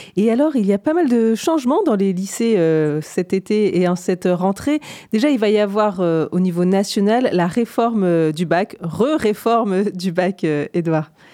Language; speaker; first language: French; native; French